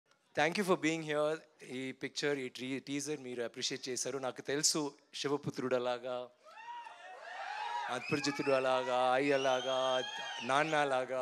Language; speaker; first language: Telugu; non-native, learner; Tamil